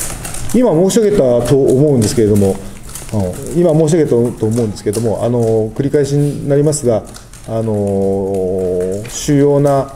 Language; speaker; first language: Japanese; native; Japanese